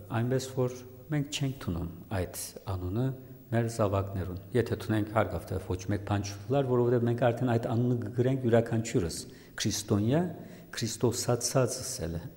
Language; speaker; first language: Armenian; native; Armenian